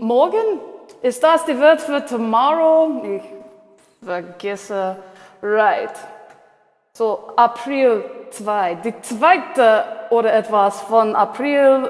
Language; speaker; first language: German; non-native, learner; English